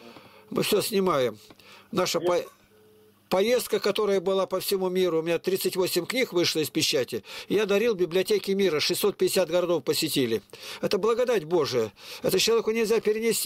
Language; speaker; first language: Russian; native; Russian